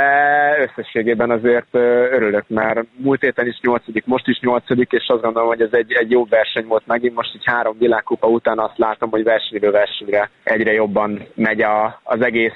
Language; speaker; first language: Hungarian; native; Hungarian